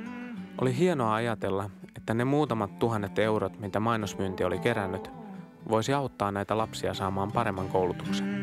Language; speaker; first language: Finnish; early bilingual, heritage; Finnish